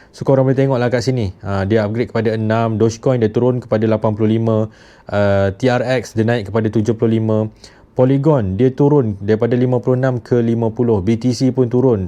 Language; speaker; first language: Malay; native; Malay